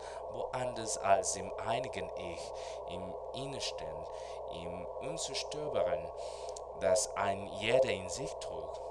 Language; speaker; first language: German; non-native, learner; Spanish